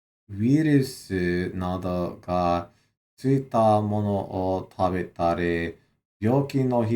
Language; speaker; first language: Japanese; non-native, learner; English